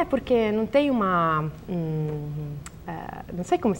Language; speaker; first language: Portuguese; non-native, learner; Italian